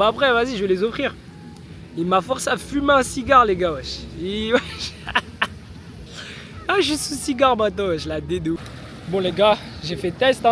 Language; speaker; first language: French; native; French